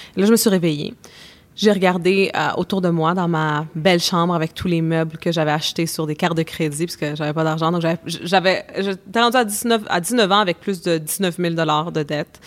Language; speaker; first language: French; native; French